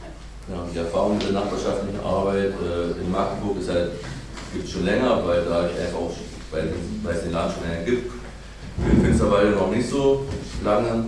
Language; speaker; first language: German; native; German